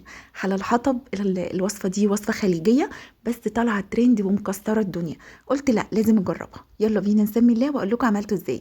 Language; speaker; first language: Arabic; native; Arabic